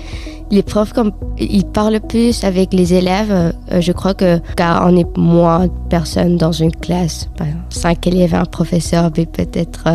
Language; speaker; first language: French; non-native, fluent; Spanish